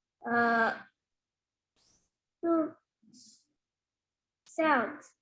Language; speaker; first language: English; non-native, learner; Vietnamese